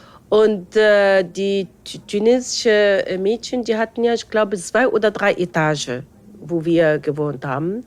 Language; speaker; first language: German; non-native, fluent; Arabic